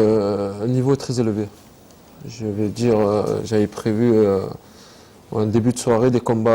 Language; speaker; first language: French; native; French